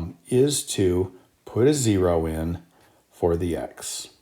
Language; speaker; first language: English; native; English